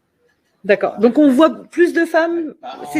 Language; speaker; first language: French; native; French